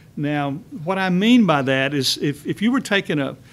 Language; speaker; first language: English; native; English